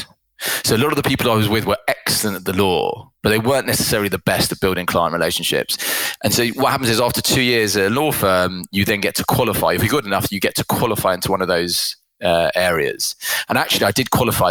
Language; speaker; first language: English; native; English